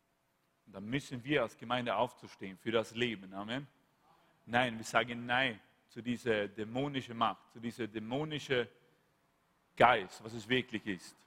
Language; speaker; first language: German; non-native, fluent; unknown